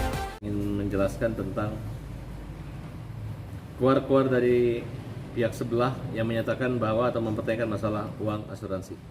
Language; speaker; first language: Indonesian; native; Indonesian